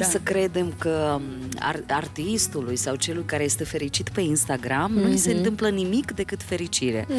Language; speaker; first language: Romanian; non-native, local second language; Russian